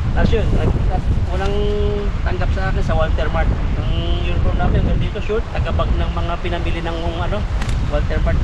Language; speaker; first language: Filipino; native; Filipino